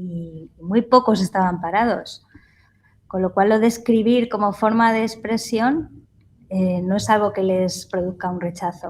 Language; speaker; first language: Spanish; native; Spanish